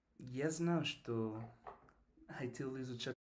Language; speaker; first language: Russian; non-native, learner; English